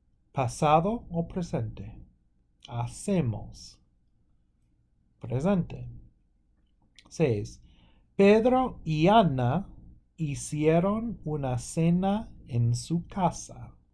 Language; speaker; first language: Spanish; non-native, fluent; English